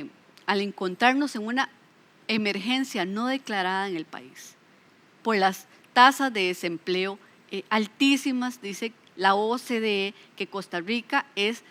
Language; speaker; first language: Spanish; native; Spanish